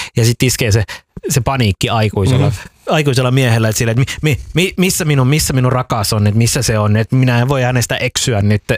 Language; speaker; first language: Finnish; early bilingual, other home language; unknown